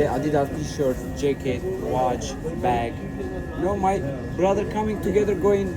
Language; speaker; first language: English; non-native, learner; Turkish